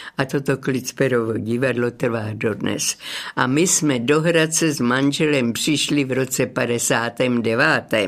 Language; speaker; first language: Czech; native; Czech